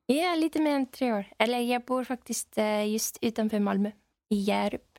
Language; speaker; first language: Swedish; non-native, fluent; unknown